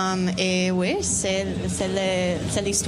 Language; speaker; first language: French; non-native, learner; Spanish